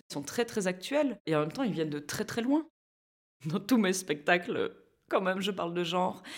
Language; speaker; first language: French; native; French